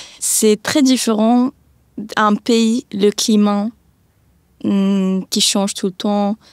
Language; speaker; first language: French; early bilingual, other home language; Persian